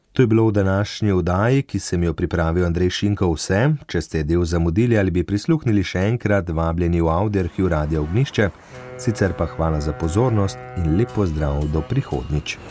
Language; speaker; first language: Slovenian; native; Slovenian